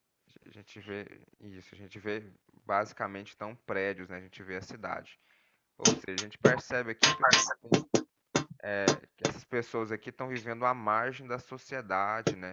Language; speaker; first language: Portuguese; native; Portuguese